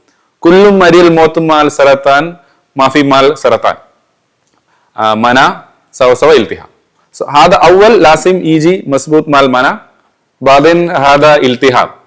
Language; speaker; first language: Arabic; non-native, learner; Malayalam